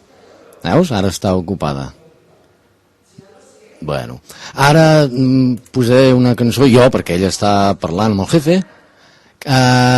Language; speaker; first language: Catalan; native; Catalan